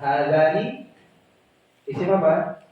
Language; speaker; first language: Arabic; non-native, learner; Indonesian